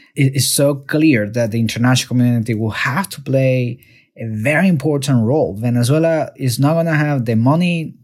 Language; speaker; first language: English; non-native, fluent; Spanish